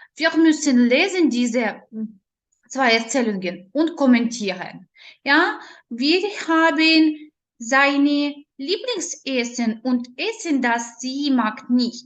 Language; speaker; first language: German; non-native, learner; Ukrainian